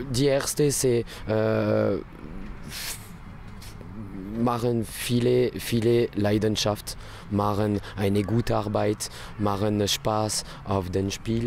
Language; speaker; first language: German; non-native, learner; French